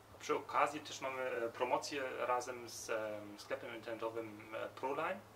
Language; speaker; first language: Polish; early bilingual, heritage; Polish